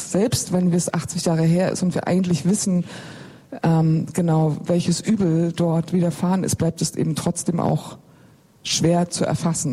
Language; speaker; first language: German; native; German